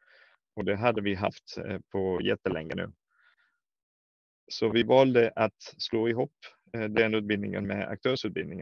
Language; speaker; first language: Swedish; non-native, fluent; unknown